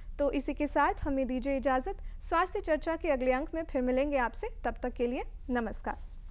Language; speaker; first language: Hindi; native; Hindi